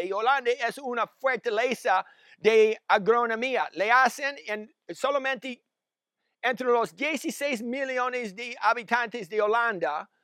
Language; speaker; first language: Spanish; non-native, learner; English